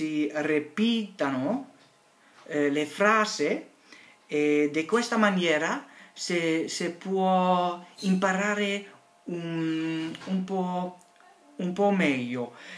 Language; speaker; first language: Italian; non-native, learner; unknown